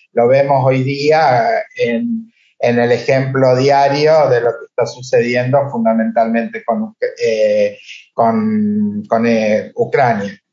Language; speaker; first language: Spanish; native; Spanish